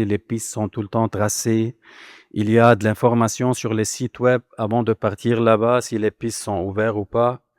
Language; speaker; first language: French; non-native, local second language; Arabic